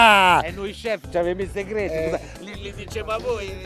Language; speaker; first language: Italian; native; Italian